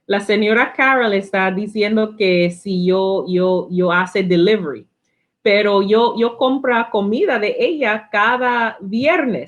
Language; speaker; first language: Spanish; non-native, learner; English